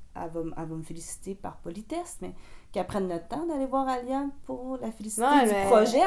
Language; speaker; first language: French; native; French